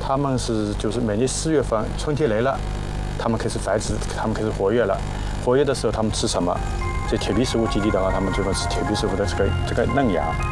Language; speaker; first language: Chinese; native; Chinese